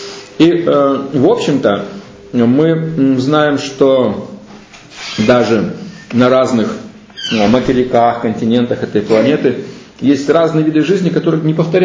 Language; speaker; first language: Russian; native; Russian